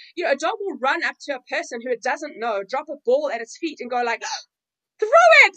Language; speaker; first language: English; native; English